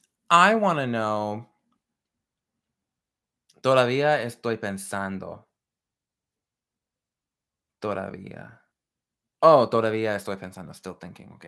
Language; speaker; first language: Spanish; non-native, learner; English